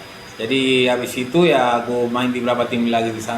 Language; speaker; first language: Indonesian; non-native, fluent; Spanish